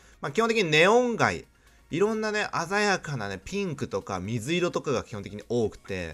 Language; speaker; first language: Japanese; native; Japanese